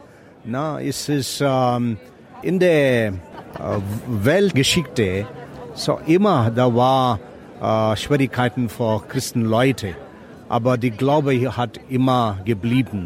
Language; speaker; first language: German; non-native, learner; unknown